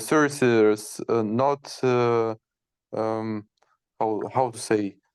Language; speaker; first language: English; non-native, learner; Ukrainian